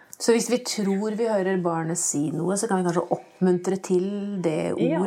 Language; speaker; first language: Norwegian; native; Norwegian